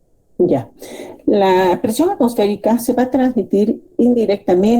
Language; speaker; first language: Spanish; native; Spanish